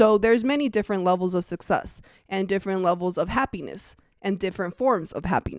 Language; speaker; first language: English; native; English